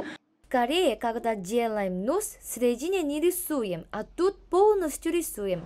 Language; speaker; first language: Russian; non-native, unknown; Korean